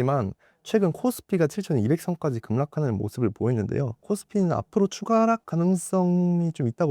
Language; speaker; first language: Korean; native; Korean